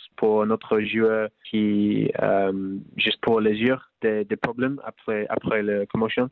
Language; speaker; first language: French; non-native, learner; English